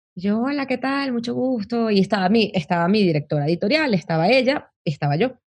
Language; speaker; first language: Spanish; native; Spanish